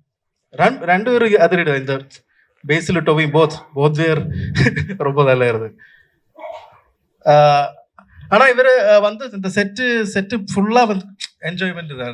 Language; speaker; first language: Tamil; non-native, local second language; Malayalam